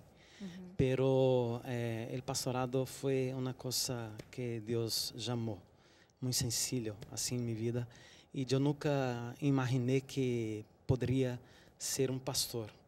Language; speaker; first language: Spanish; non-native, fluent; Portuguese